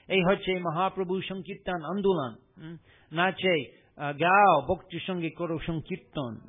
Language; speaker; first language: Bangla; non-native, fluent; English